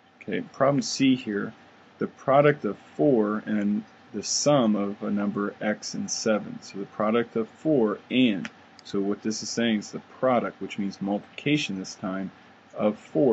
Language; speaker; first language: English; native; English